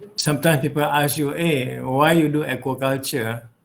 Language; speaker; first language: English; non-native, local second language; Malay